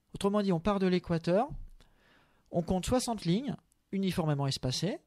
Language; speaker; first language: French; native; French